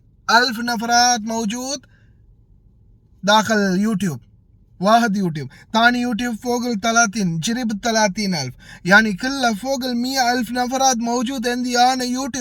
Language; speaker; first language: Arabic; non-native, learner; Tamil